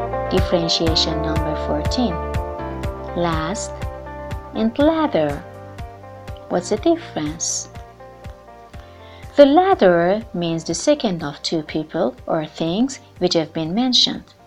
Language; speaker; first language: English; non-native, fluent; Persian